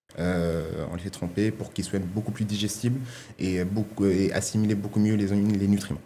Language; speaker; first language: French; non-native, local second language; Arabic